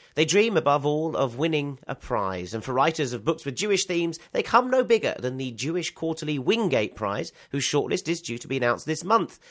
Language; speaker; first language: English; native; English